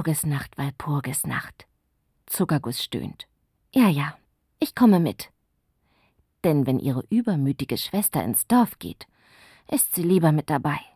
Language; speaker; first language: German; native; German